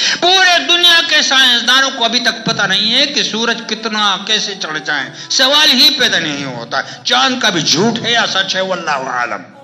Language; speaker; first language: Urdu; non-native, local second language; Pashto